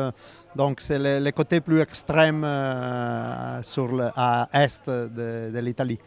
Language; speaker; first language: French; non-native, fluent; Italian